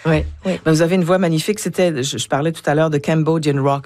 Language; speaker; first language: French; native; French